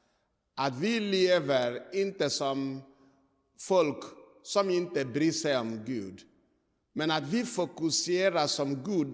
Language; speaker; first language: Swedish; non-native, fluent; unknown